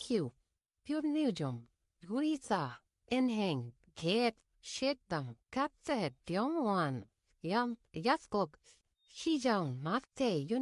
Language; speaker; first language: Korean; non-native, fluent; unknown